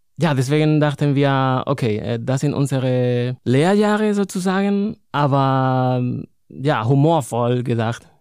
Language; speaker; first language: German; non-native, fluent; Spanish